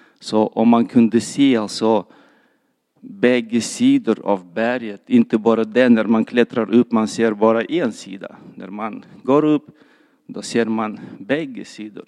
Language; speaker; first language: Swedish; non-native, fluent; Kyrgyz